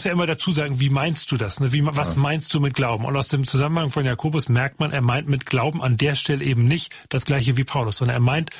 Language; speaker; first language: German; native; German